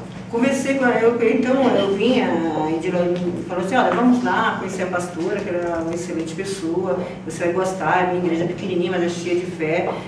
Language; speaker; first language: Portuguese; native; Portuguese